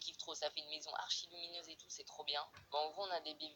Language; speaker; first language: French; native; French